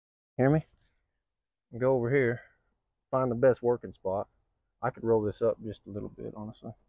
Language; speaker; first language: English; native; English